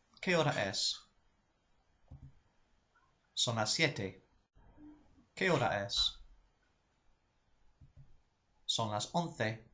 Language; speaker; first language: Spanish; non-native, fluent; English